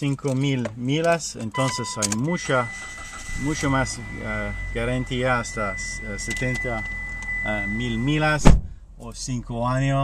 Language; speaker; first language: Spanish; non-native, learner; French